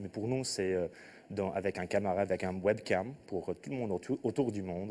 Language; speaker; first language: French; non-native, fluent; English